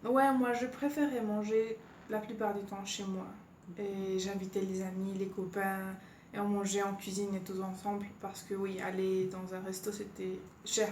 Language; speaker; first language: French; non-native, fluent; Spanish